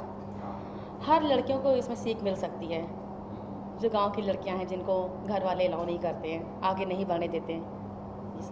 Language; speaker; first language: Hindi; native; Hindi